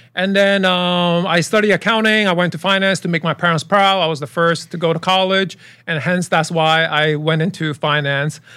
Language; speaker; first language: English; early bilingual, other home language; Cantonese